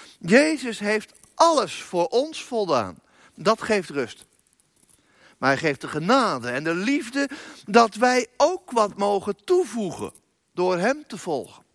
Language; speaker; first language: Dutch; native; Dutch